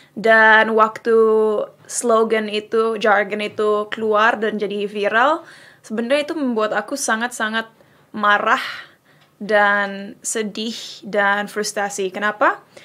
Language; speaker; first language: Indonesian; native; Indonesian